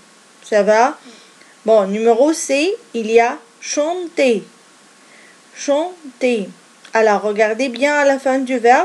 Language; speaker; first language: French; non-native, fluent; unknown